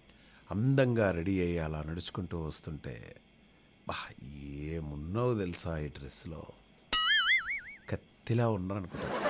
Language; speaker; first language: Telugu; native; Telugu